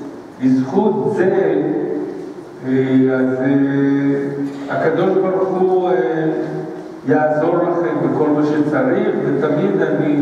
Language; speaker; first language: Hebrew; early bilingual, other home language; Spanish